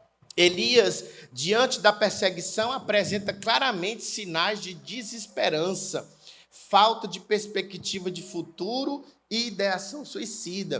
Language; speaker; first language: Portuguese; native; Portuguese